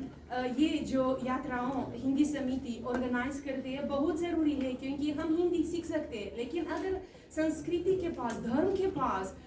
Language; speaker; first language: Hindi; non-native, learner; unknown